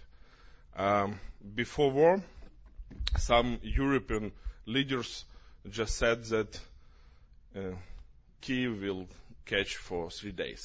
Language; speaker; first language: English; non-native, learner; Ukrainian